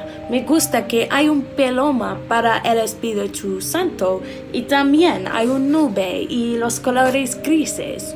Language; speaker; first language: Spanish; non-native, learner; English